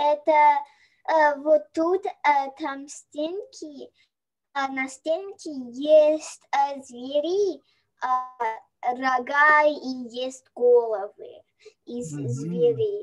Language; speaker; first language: Russian; early bilingual, heritage; Russian